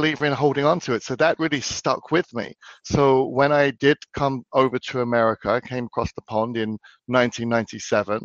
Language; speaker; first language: English; native; English